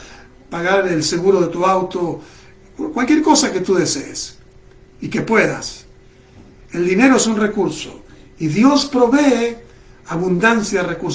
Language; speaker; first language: Spanish; native; Spanish